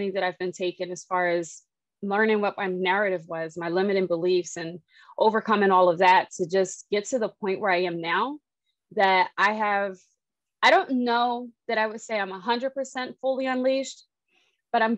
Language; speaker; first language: English; native; English